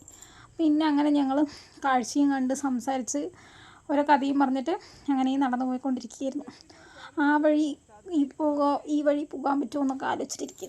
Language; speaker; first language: Malayalam; native; Malayalam